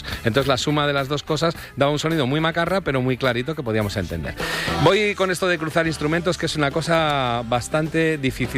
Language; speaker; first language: Spanish; native; Spanish